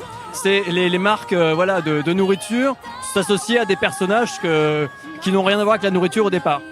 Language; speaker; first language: French; native; French